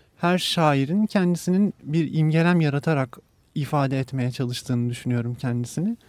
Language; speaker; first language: Turkish; native; Turkish